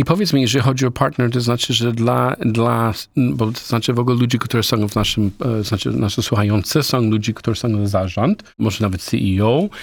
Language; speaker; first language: Polish; non-native, learner; English